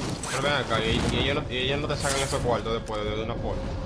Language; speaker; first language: Spanish; early bilingual, heritage; Spanish